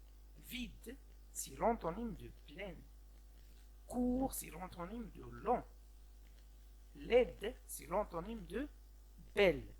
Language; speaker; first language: French; non-native, local second language; Arabic